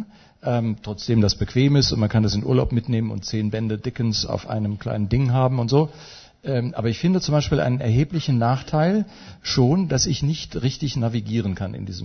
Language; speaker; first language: German; native; German